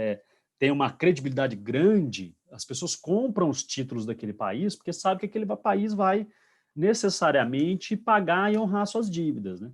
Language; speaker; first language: Portuguese; native; Portuguese